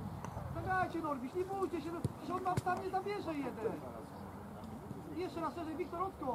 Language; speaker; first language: Polish; native; Polish